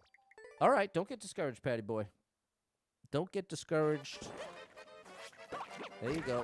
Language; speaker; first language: English; native; English